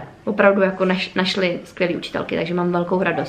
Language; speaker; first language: Czech; native; Czech